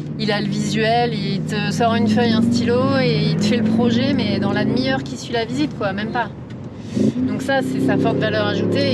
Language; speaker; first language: French; native; French